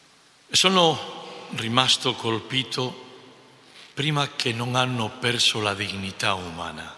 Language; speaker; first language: Italian; non-native, fluent; Spanish